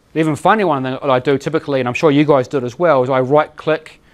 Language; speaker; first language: English; native; English